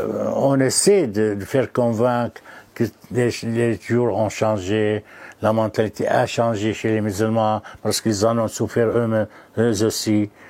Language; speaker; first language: French; non-native, fluent; Arabic